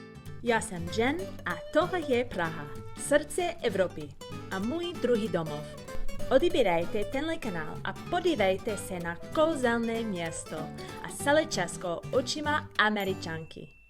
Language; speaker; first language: Czech; non-native, learner; English